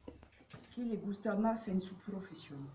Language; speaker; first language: Spanish; non-native, learner; French